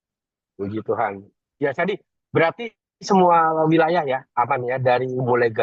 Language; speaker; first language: Indonesian; native; Indonesian